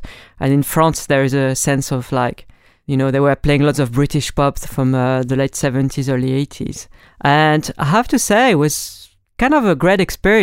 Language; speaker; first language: English; non-native, fluent; French